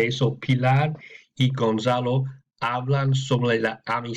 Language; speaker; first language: Spanish; non-native, fluent; English